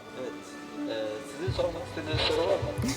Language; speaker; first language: Turkish; native; Turkish